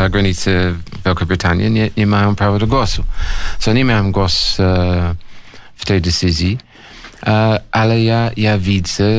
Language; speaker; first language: Polish; non-native, fluent; English